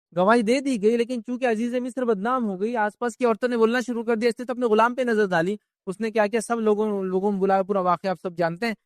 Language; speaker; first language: Urdu; native; Urdu